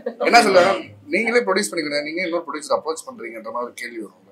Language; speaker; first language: Tamil; native; Tamil